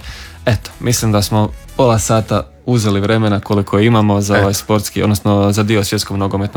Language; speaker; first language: Serbian; native; Serbian